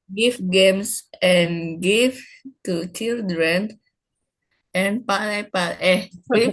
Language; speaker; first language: English; non-native, learner; Indonesian